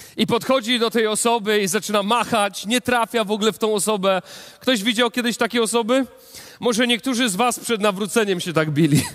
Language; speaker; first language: Polish; native; Polish